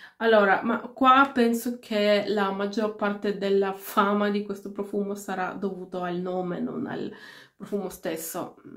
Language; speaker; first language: Italian; non-native, fluent; Finnish